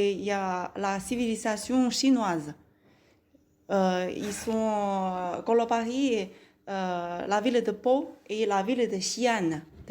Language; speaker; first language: French; non-native, learner; Chinese